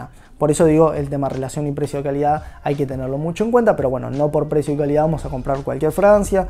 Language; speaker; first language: Spanish; native; Spanish